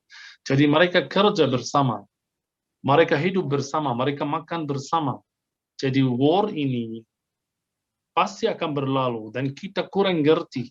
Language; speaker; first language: Indonesian; non-native, fluent; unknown